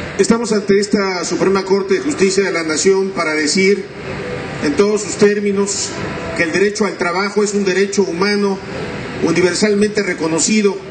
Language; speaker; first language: Spanish; native; Spanish